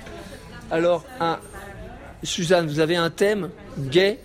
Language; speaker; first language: French; native; French